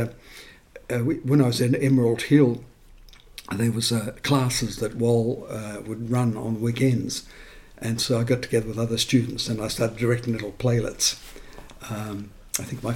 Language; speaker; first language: English; non-native, local second language; Estonian